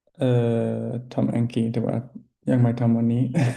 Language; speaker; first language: Thai; non-native, learner; English